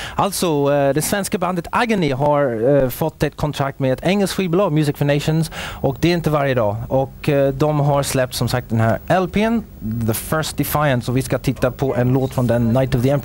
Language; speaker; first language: Swedish; native; Swedish